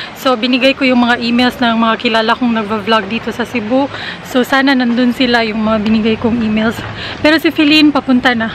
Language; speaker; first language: Filipino; non-native, local second language; Cebuano